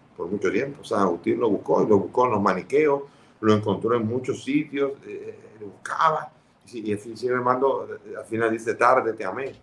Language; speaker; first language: Spanish; early bilingual, other home language; Catalan